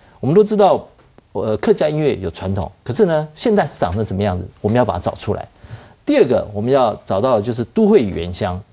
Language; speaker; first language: Chinese; native; Chinese